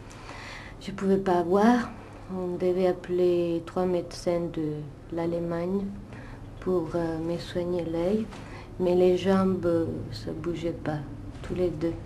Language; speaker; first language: French; non-native, fluent; Italian